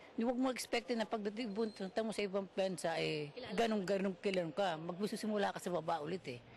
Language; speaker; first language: Filipino; native; Filipino